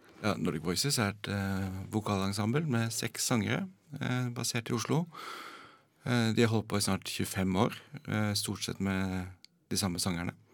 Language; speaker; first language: Norwegian; native; Norwegian